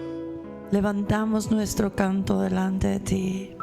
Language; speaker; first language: Spanish; native; Spanish